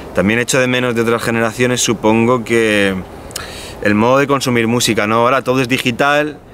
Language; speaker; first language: Spanish; native; Spanish